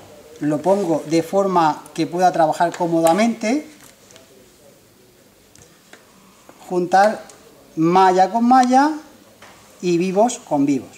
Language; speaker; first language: Spanish; native; Spanish